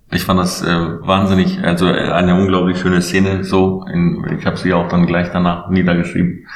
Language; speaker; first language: German; non-native, fluent; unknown